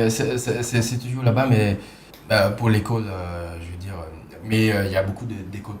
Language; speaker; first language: French; non-native, fluent; Khmer